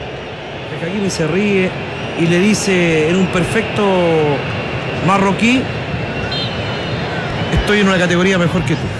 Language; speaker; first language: Spanish; native; Spanish